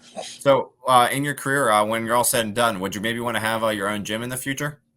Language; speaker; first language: English; native; English